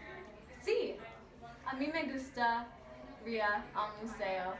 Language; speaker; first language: Spanish; non-native, learner; English